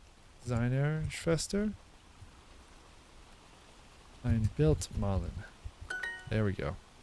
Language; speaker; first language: German; non-native, learner; English